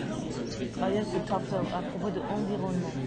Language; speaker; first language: French; non-native, learner; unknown